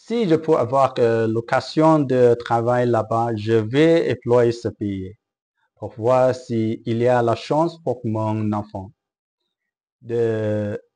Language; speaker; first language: French; non-native, learner; Chinese